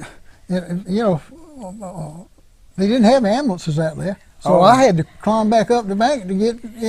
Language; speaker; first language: English; native; English